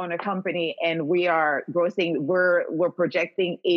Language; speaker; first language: English; non-native, fluent; Haitian Creole